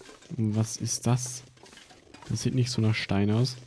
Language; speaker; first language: German; native; German